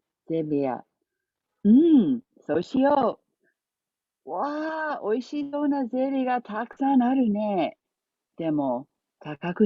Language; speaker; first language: Japanese; non-native, fluent; English